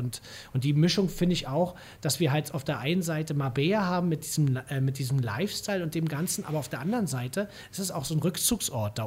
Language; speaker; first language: German; native; German